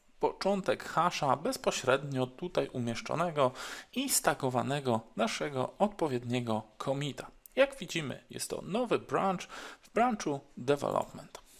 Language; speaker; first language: Polish; native; Polish